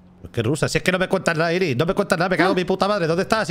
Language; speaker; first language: Spanish; native; Spanish